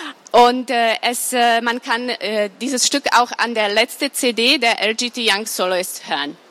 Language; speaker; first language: German; non-native, fluent; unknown